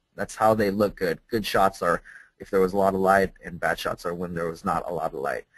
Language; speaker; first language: English; native; English